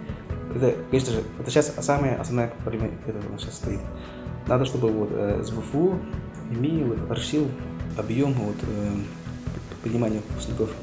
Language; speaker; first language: Russian; non-native, local second language; Yakut